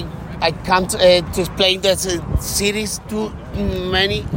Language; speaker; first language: English; non-native, learner; Spanish